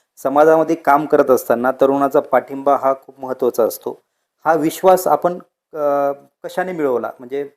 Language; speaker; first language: Marathi; native; Marathi